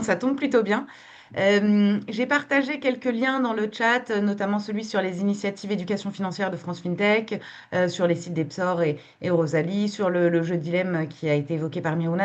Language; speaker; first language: French; native; French